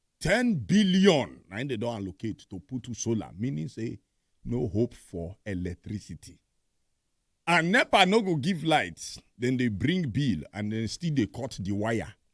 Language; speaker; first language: Nigerian Pidgin; native; Nigerian Pidgin